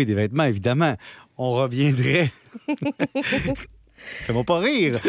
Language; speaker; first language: French; native; French